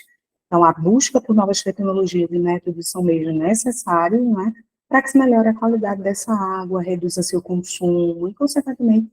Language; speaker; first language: Portuguese; native; Portuguese